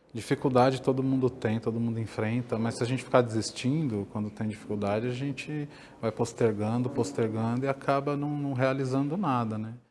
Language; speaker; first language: Portuguese; native; Portuguese